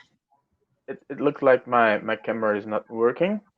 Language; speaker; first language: English; non-native, learner; Portuguese